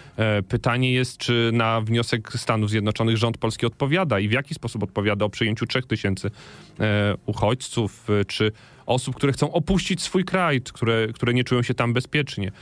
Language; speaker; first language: Polish; native; Polish